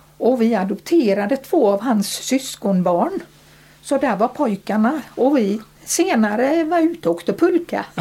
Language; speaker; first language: Swedish; early bilingual, other home language; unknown